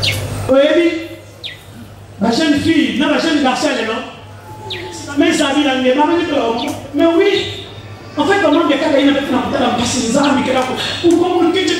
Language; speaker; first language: French; non-native, local second language; Lingala